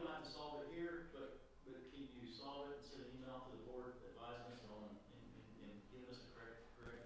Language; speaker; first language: English; native; English